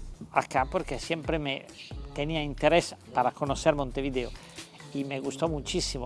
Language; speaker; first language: Spanish; non-native, fluent; Italian